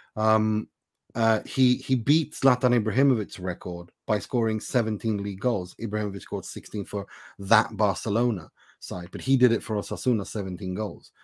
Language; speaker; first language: English; non-native, fluent; Persian